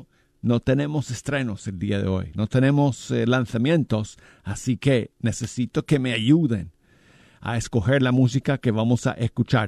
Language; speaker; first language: Spanish; native; Spanish